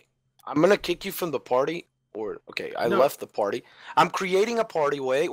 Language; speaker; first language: English; native; English